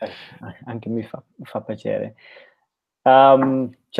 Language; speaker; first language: Italian; non-native, learner; Dutch